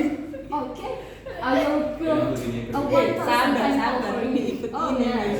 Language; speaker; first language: English; non-native, learner; Indonesian